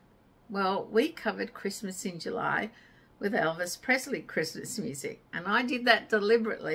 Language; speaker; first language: English; native; English